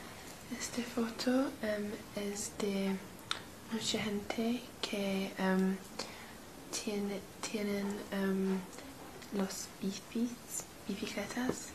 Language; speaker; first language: Spanish; non-native, learner; English